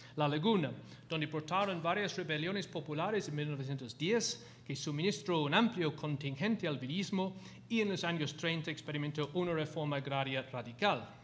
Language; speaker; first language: Spanish; non-native, fluent; English